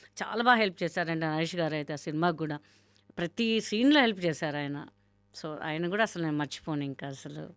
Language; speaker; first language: Telugu; non-native, local second language; Hindi